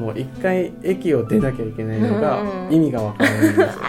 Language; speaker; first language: Japanese; non-native, fluent; Chinese